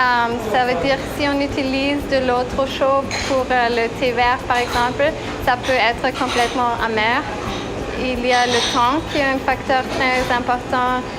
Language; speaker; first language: French; non-native, fluent; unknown